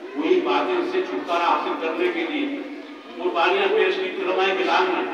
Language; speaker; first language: Urdu; native; Urdu